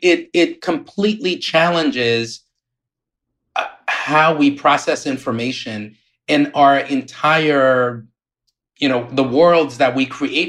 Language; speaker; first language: English; native; English